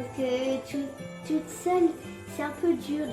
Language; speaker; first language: French; early bilingual, other home language; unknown